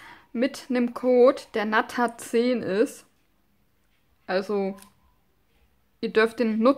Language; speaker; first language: German; non-native, fluent; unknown